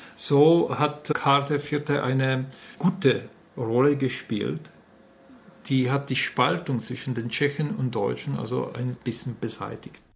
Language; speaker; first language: German; non-native, fluent; Czech